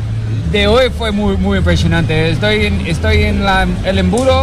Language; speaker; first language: Spanish; non-native, learner; English